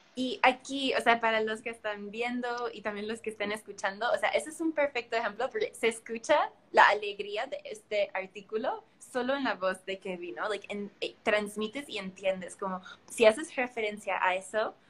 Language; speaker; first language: Spanish; early bilingual, heritage; Spanish